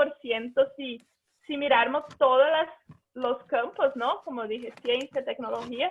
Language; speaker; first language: Spanish; non-native, fluent; Portuguese